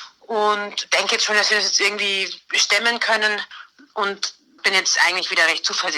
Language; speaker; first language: German; native; German